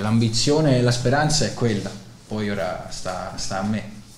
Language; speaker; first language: Italian; native; Italian